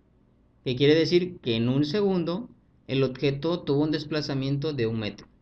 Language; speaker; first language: Spanish; native; Spanish